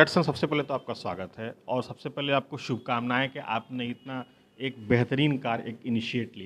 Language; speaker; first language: Hindi; native; Hindi